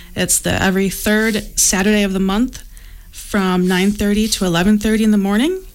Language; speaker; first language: English; native; English